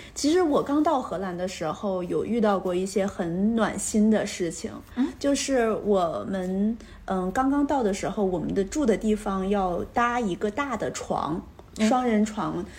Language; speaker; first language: Chinese; native; Chinese